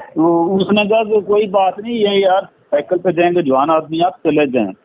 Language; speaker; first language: Urdu; non-native, local second language; Punjabi